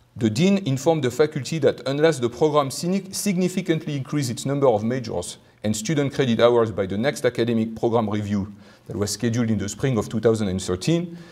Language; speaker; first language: English; non-native, fluent; French